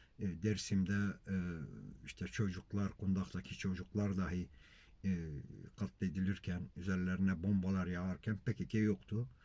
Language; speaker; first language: Turkish; non-native, local second language; Kurdish